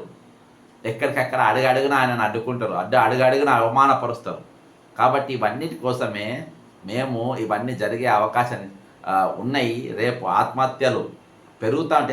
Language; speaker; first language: Telugu; native; Telugu